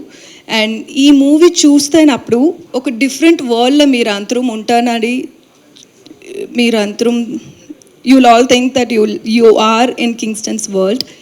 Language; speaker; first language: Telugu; non-native, learner; Tamil